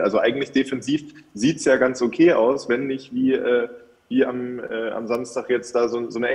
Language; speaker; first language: German; native; German